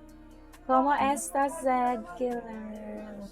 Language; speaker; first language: Spanish; non-native, learner; Filipino